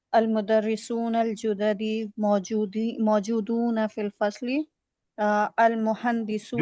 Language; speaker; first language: Arabic; non-native, learner; Urdu